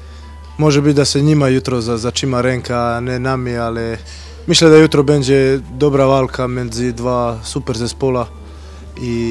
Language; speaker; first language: Polish; non-native, learner; Croatian